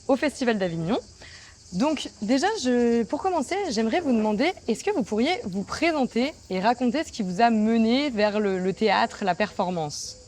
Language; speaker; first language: French; native; French